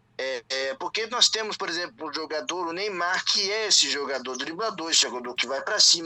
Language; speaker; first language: Portuguese; native; Portuguese